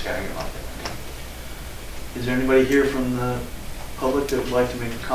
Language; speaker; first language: English; native; English